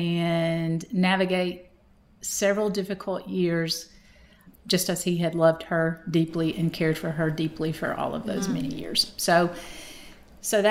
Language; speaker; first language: English; native; English